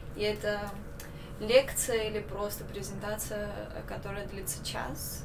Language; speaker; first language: Russian; non-native, local second language; Armenian